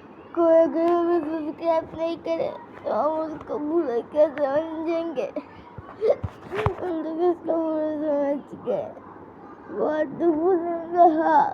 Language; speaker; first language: Hindi; non-native, fluent; Bangla